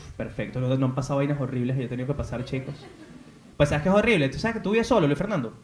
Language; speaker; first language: Spanish; native; Spanish